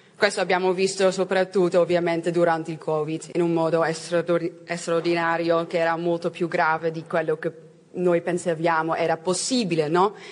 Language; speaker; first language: Italian; non-native, fluent; Dutch